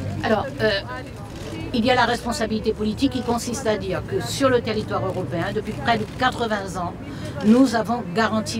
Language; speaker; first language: French; native; French